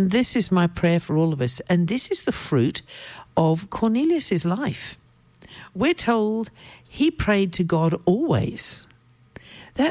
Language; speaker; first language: English; native; English